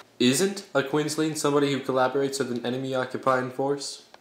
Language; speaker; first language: English; native; English